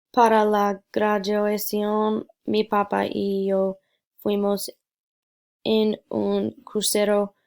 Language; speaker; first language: Spanish; non-native, learner; English